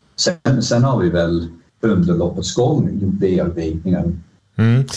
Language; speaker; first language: Swedish; non-native, fluent; Dutch